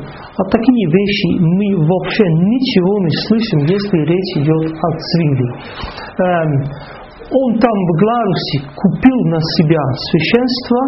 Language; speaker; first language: Russian; non-native, fluent; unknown